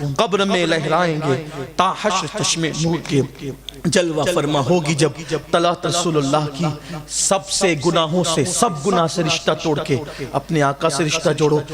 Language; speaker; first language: Urdu; native; Urdu